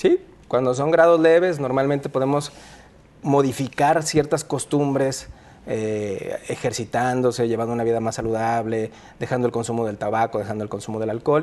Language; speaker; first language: Spanish; native; Spanish